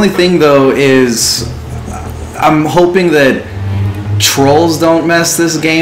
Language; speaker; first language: English; native; English